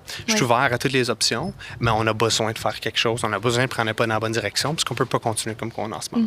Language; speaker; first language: French; native; French